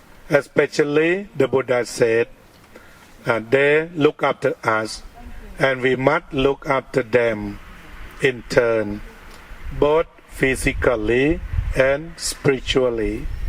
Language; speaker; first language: English; non-native, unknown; Thai